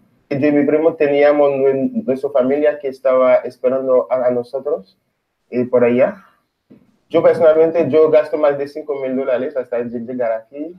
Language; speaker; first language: Spanish; non-native, local second language; Haitian Creole